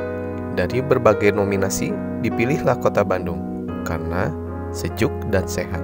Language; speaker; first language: Indonesian; native; Indonesian